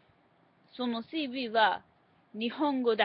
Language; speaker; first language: Japanese; non-native, learner; English